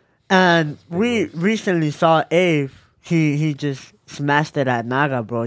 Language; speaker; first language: English; early bilingual, other home language; Spanish